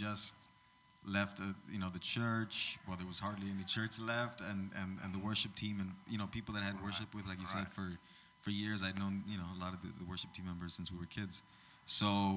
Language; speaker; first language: English; native; English